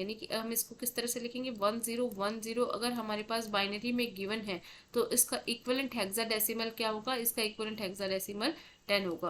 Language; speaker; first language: Hindi; native; Hindi